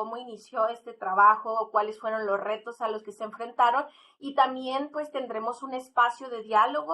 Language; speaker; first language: Spanish; native; Spanish